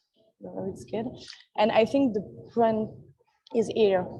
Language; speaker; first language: English; non-native, learner; French